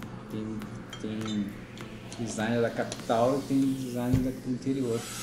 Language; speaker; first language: Portuguese; native; Portuguese